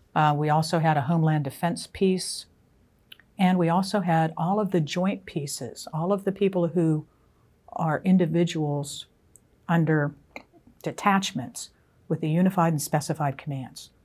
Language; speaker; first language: English; native; English